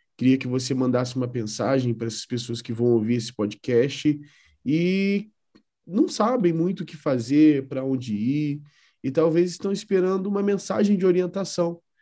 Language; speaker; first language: Portuguese; native; Portuguese